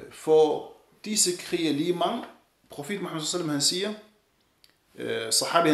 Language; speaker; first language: Danish; early bilingual, other home language; Arabic